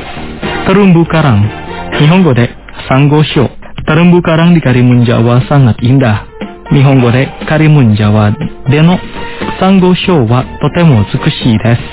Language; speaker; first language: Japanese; non-native, fluent; Indonesian